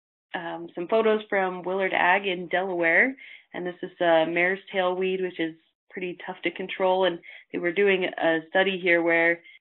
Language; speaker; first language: English; native; English